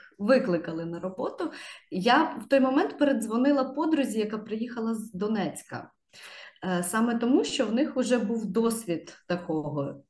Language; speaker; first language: Ukrainian; native; Ukrainian